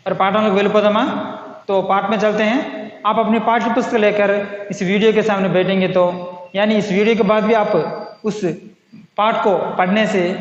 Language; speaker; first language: Hindi; non-native, local second language; Telugu